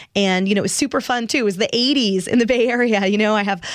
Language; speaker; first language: English; native; English